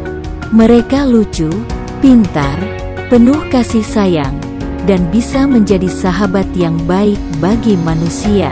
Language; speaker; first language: Indonesian; native; Indonesian